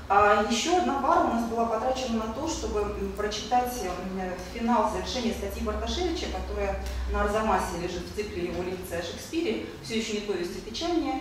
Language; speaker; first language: Russian; native; Russian